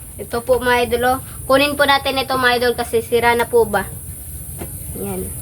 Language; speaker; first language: Filipino; non-native, local second language; Cebuano